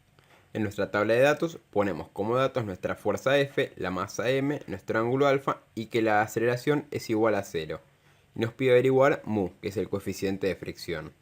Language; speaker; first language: Spanish; native; Spanish